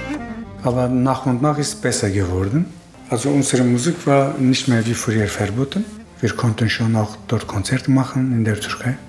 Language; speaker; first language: German; non-native, learner; Kurdish